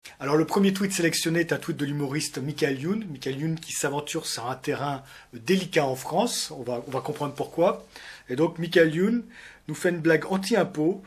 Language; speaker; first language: French; native; French